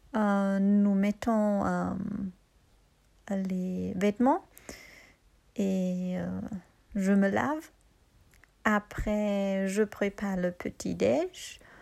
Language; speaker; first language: French; non-native, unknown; German